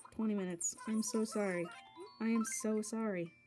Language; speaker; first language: English; native; English